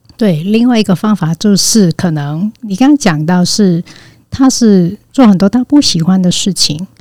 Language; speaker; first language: Chinese; non-native, fluent; Cantonese